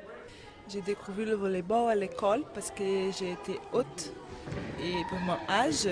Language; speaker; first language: French; non-native, fluent; Portuguese